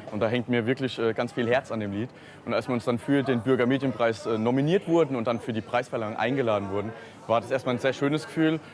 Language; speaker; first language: German; native; German